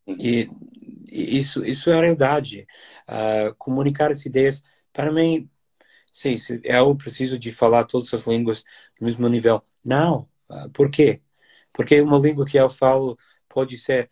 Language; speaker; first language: Portuguese; non-native, fluent; English